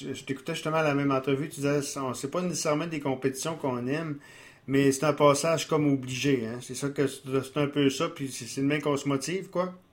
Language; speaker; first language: French; native; French